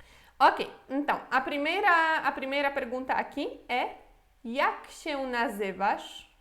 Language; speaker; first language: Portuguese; non-native, fluent; Polish